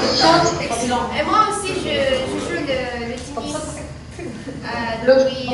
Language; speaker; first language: French; non-native, learner; Arabic